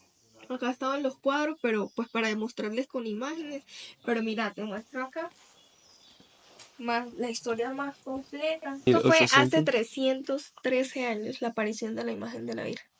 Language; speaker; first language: Spanish; native; Spanish